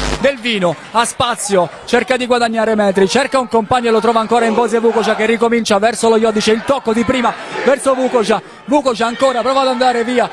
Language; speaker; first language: Italian; native; Italian